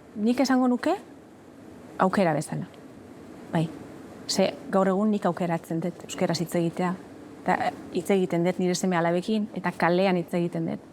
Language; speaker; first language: Basque; early bilingual, other home language; Arabic